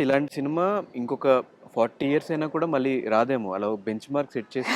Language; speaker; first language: Telugu; native; Telugu